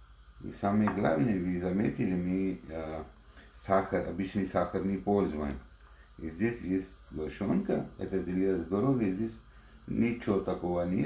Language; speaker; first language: Russian; non-native, learner; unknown